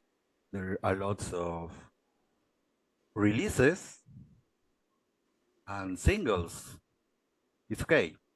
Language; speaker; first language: English; non-native, learner; Spanish